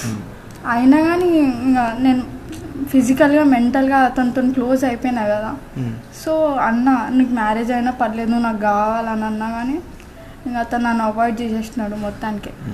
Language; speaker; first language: Telugu; native; Telugu